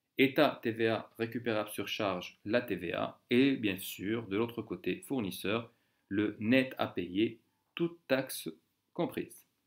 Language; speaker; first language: French; non-native, local second language; Arabic